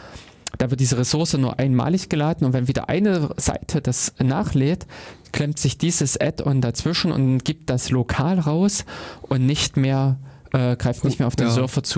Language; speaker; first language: German; native; German